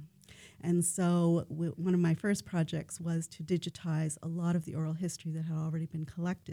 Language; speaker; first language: English; native; English